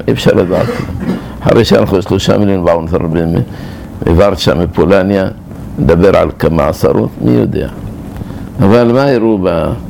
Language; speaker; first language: Hebrew; early bilingual, other home language; Arabic